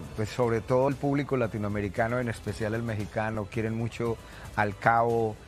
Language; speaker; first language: Spanish; native; Spanish